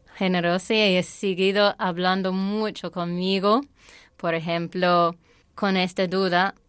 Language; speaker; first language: Spanish; non-native, fluent; English